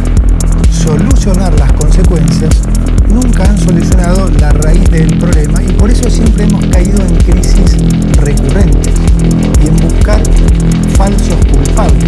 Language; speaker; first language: Spanish; native; Spanish